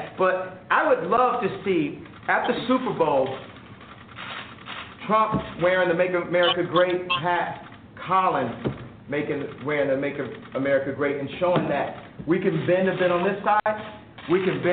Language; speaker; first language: English; native; English